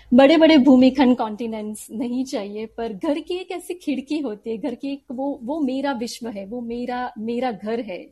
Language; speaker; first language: Hindi; non-native, local second language; Gujarati